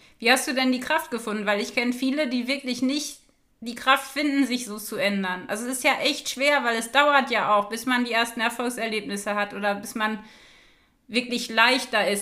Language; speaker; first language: German; native; German